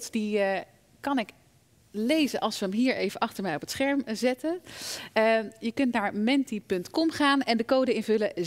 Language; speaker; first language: Dutch; native; Dutch